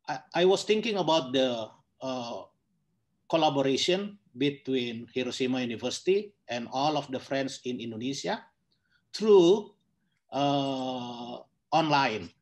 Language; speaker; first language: English; non-native, learner; Indonesian